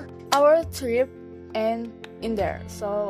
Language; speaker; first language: English; non-native, learner; Indonesian